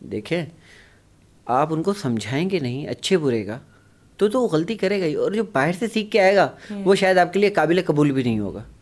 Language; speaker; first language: Urdu; native; Urdu